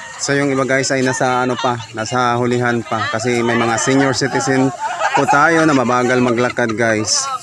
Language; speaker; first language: Filipino; native; Filipino